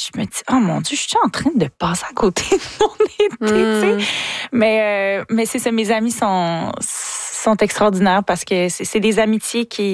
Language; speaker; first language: French; native; French